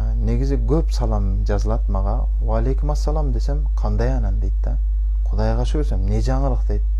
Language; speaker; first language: Kyrgyz; early bilingual, heritage; Kyrgyz